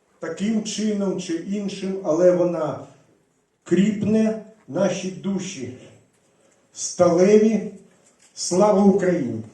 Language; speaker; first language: Ukrainian; non-native, local second language; Russian